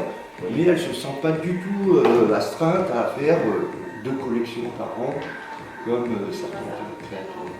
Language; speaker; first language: French; native; French